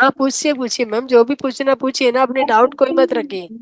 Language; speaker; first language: Hindi; native; Hindi